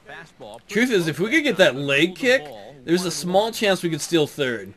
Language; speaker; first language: English; native; English